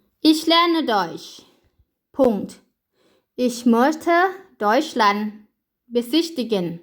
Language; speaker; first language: German; non-native, fluent; Thai